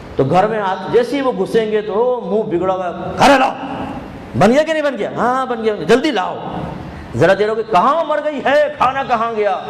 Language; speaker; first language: Urdu; native; Urdu